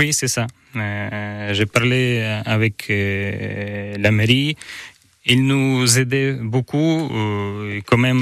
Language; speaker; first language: French; non-native, learner; Ukrainian